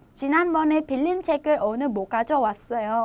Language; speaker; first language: Korean; non-native, fluent; Khmer